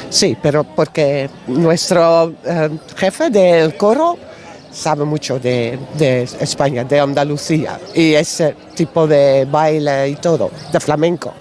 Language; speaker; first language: Spanish; non-native, learner; Dutch